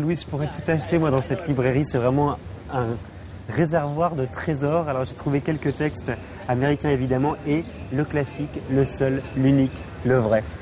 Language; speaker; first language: French; native; French